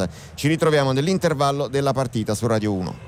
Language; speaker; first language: Italian; native; Italian